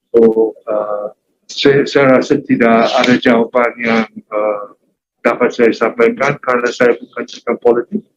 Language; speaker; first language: Malay; non-native, fluent; English